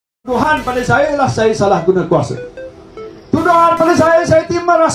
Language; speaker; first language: Malay; native; Malay